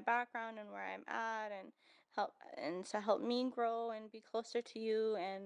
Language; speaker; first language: English; native; English